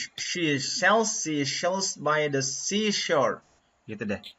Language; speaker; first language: English; non-native, learner; Indonesian